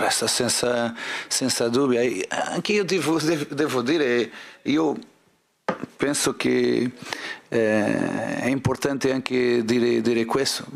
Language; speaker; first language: Italian; non-native, fluent; Portuguese